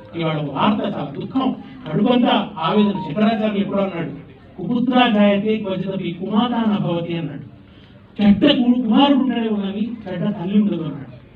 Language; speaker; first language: Telugu; native; Telugu